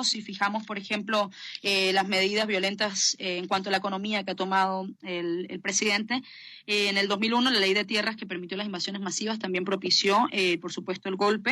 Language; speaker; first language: Spanish; native; Spanish